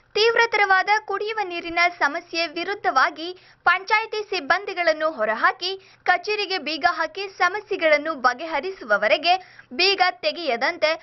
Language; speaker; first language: Kannada; native; Kannada